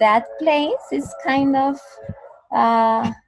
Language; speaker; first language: English; non-native, fluent; Spanish